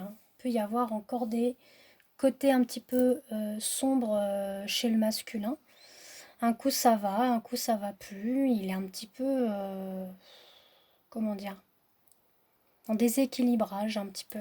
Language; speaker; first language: French; native; French